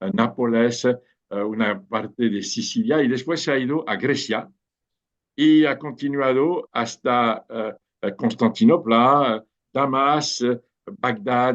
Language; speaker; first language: Spanish; non-native, fluent; French